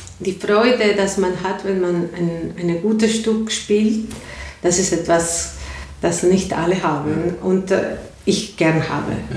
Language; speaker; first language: German; non-native, learner; Spanish